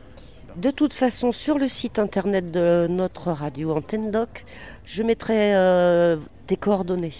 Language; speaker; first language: French; native; French